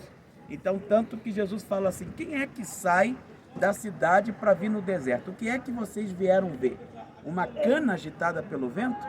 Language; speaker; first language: Portuguese; native; Portuguese